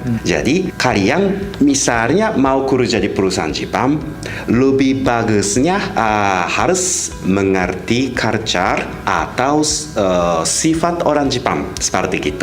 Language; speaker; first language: Indonesian; non-native, fluent; Japanese